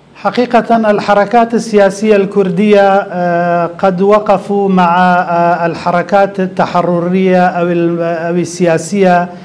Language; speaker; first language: Arabic; non-native, local second language; Kurdish